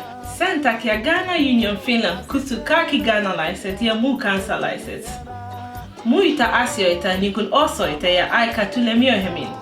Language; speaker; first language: Finnish; non-native, learner; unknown